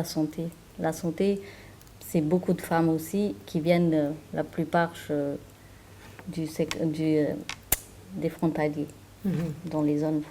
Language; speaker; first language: French; non-native, fluent; Portuguese